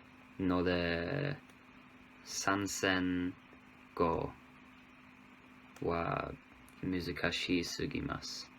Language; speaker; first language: Japanese; non-native, learner; English